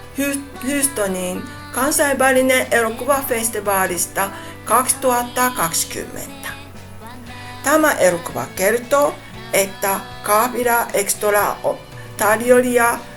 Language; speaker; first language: Finnish; non-native, learner; Japanese